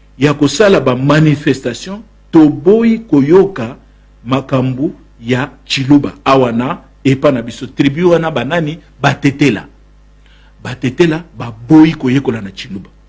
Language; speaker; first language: Lingala; non-native, local second language; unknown